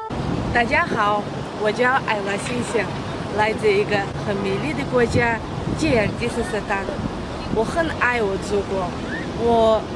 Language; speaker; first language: Chinese; non-native, fluent; Kyrgyz